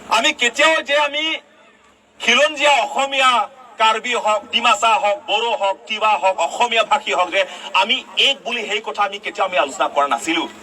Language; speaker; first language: Assamese; non-native, local second language; Karbi